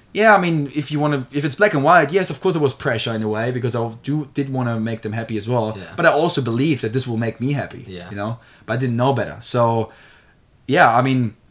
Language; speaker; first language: English; non-native, fluent; German